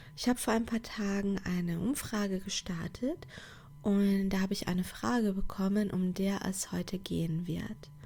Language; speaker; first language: German; non-native, fluent; Portuguese